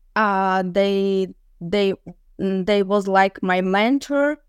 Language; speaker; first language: English; non-native, learner; Azerbaijani